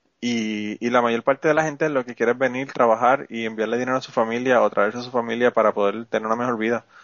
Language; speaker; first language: Spanish; native; Spanish